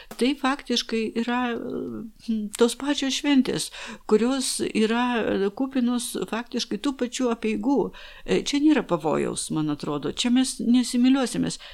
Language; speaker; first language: Lithuanian; non-native, local second language; Polish